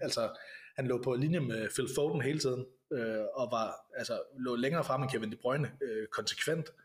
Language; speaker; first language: Danish; native; Danish